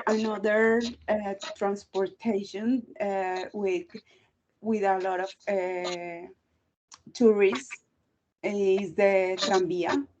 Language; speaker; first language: English; non-native, learner; Spanish